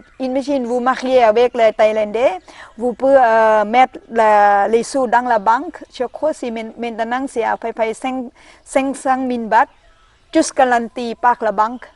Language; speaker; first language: French; non-native, learner; Thai